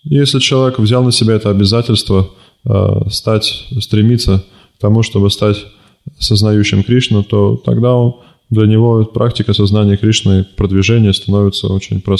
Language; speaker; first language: Russian; native; Russian